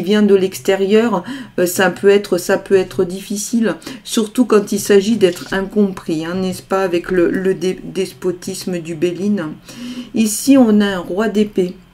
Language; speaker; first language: French; native; French